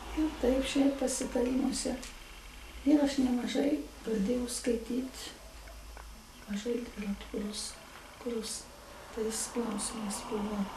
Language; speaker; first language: Lithuanian; native; Lithuanian